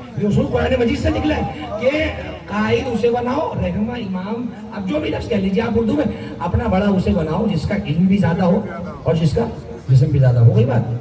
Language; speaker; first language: Urdu; native; Urdu